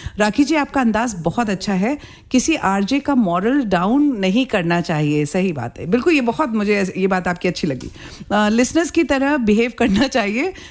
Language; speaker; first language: Hindi; native; Hindi